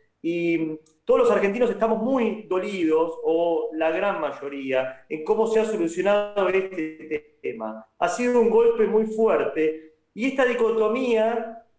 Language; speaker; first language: Spanish; native; Spanish